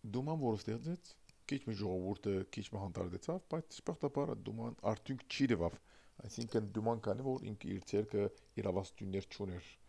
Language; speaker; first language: Armenian; early bilingual, heritage; Armenian